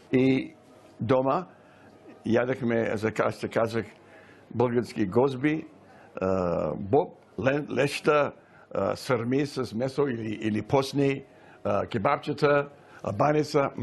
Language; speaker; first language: Bulgarian; early bilingual, heritage; Bulgarian